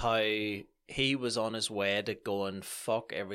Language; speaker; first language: English; native; English